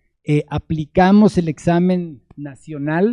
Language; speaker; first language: Spanish; native; Spanish